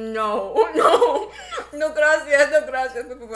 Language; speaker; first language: Spanish; non-native, learner; English